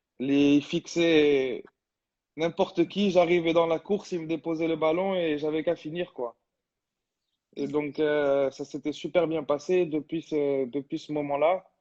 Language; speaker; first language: French; non-native, local second language; Arabic